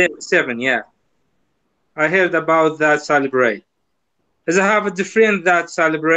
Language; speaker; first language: English; non-native, learner; Kurdish